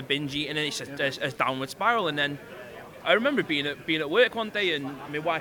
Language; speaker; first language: English; native; English